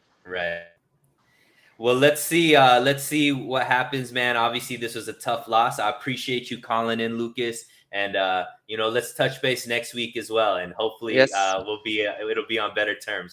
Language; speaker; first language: English; native; English